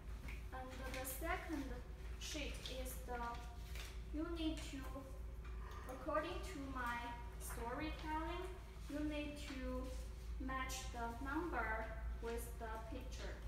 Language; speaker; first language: English; non-native, fluent; Chinese